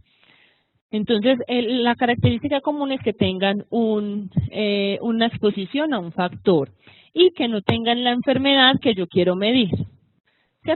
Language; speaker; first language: Spanish; native; Spanish